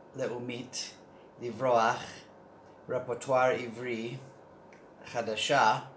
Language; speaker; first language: Hebrew; non-native, learner; English